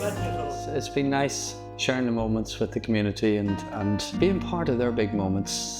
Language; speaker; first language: English; native; English